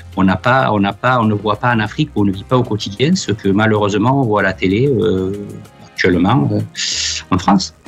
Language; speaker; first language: French; native; French